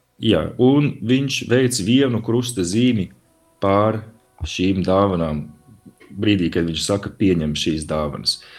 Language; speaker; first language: Latvian; native; Latvian